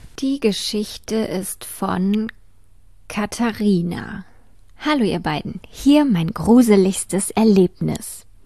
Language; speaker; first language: German; native; German